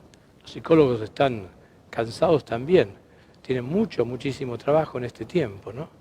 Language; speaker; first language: Spanish; native; Spanish